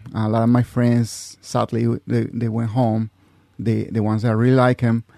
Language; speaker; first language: English; non-native, fluent; Spanish